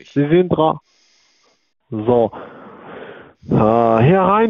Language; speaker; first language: German; non-native, learner; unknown